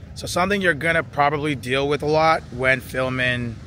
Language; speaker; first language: English; native; English